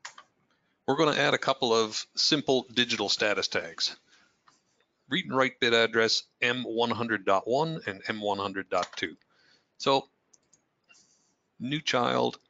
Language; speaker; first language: English; native; English